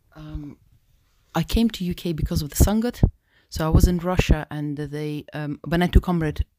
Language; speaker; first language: English; non-native, fluent; Russian